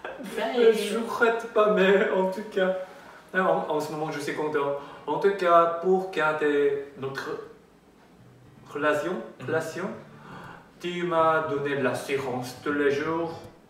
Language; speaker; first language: French; non-native, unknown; Korean